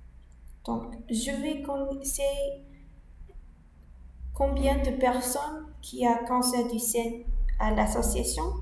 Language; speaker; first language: French; non-native, learner; English